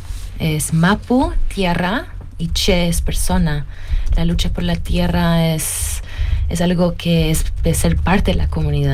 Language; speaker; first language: Spanish; early bilingual, heritage; Spanish